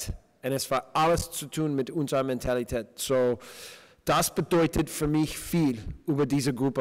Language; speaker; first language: German; non-native, fluent; English